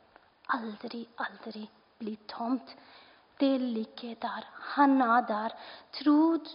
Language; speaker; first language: Norwegian; non-native, fluent; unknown